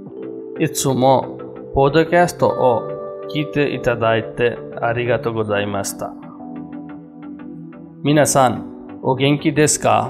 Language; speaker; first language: Japanese; non-native, learner; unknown